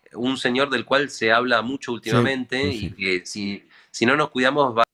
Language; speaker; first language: Spanish; native; Spanish